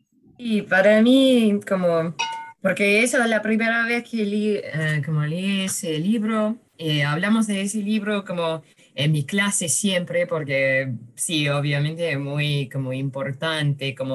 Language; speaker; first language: Spanish; early bilingual, heritage; English